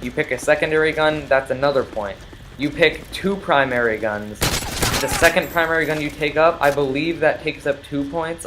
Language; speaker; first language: English; native; English